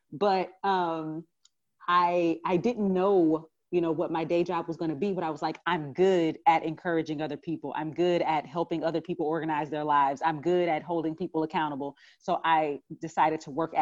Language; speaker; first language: English; native; English